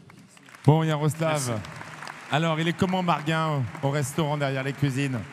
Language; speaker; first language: French; native; French